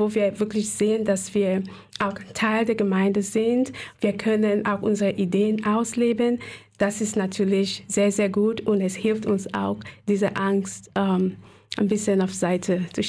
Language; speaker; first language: German; non-native, fluent; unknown